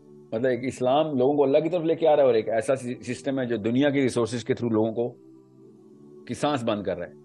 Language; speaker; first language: Urdu; non-native, local second language; Punjabi